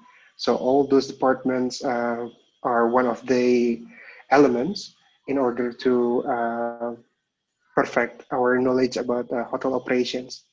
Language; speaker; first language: English; non-native, local second language; Indonesian